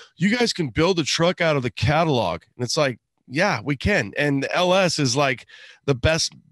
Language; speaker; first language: English; native; English